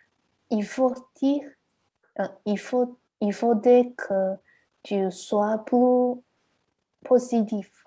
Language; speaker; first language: French; non-native, learner; Chinese